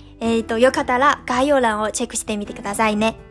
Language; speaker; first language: Japanese; non-native, fluent; Chinese